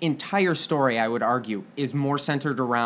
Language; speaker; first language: English; native; English